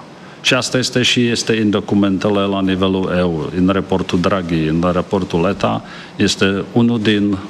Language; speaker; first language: Romanian; non-native, fluent; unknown